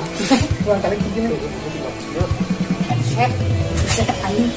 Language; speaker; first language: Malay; non-native, local second language; Sundanese